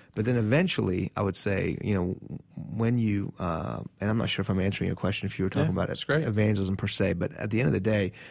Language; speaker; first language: English; non-native, fluent; Persian